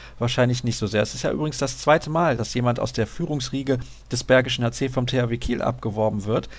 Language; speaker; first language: German; native; German